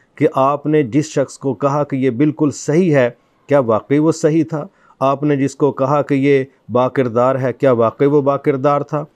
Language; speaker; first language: Urdu; non-native, local second language; Punjabi